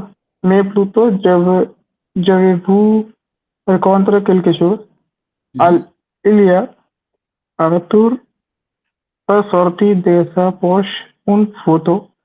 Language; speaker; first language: French; non-native, learner; Hindi